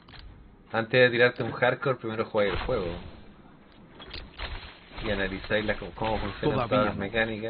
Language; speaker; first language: Spanish; native; Spanish